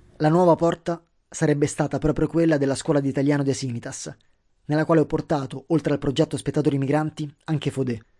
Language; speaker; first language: Italian; native; Italian